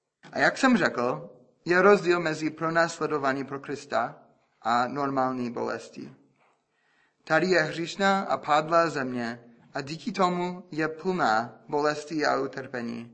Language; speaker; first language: Czech; non-native, fluent; English